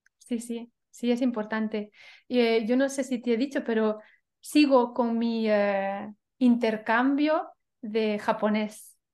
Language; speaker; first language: Spanish; native; Spanish